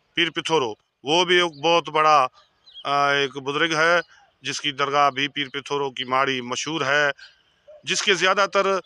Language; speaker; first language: Urdu; non-native, local second language; Sindhi